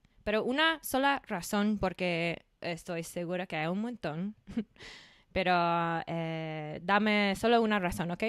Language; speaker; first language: Spanish; non-native, fluent; English